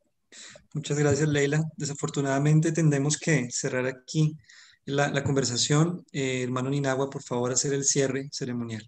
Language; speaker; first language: Spanish; native; Spanish